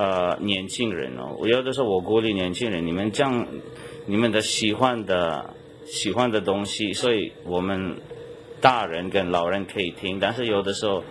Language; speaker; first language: Chinese; non-native, fluent; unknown